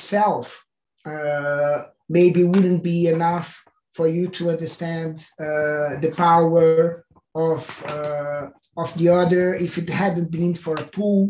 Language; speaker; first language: English; non-native, fluent; Portuguese